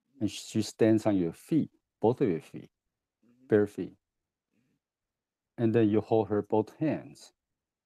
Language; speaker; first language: English; non-native, fluent; Chinese